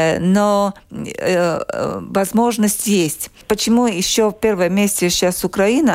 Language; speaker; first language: Russian; non-native, local second language; Latvian